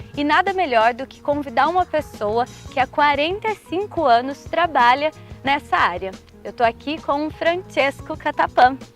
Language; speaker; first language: Portuguese; native; Portuguese